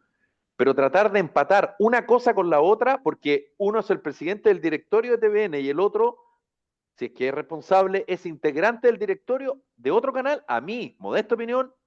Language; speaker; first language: Spanish; native; Spanish